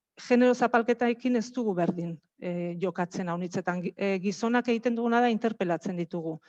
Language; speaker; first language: Basque; native; Basque